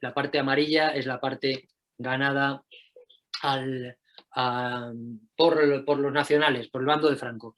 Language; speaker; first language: Spanish; native; Spanish